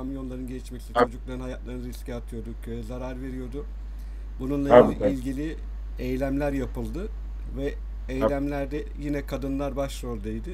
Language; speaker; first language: Turkish; native; Turkish